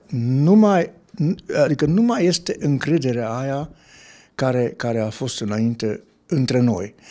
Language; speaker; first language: Romanian; non-native, local second language; Hungarian